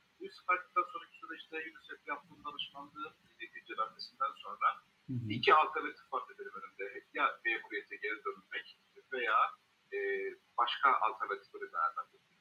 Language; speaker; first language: Turkish; native; Turkish